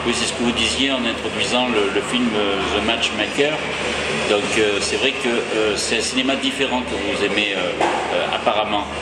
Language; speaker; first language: French; native; French